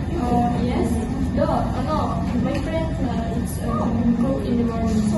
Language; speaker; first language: English; non-native, learner; Indonesian